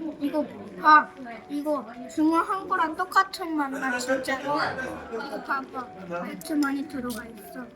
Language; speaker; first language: Korean; early bilingual, heritage; Japanese